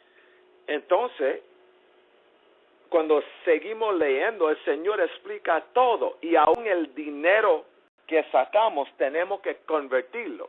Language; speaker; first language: Spanish; early bilingual, heritage; English